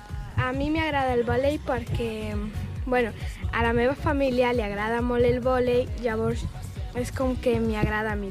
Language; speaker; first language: Catalan; non-native, local second language; Spanish